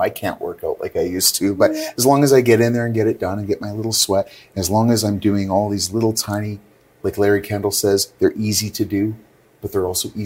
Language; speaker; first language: English; native; English